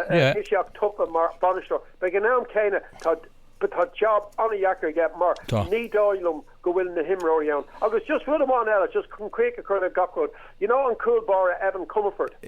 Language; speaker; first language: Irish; non-native, local second language; English